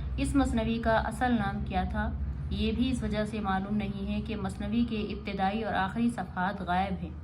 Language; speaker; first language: Urdu; native; Urdu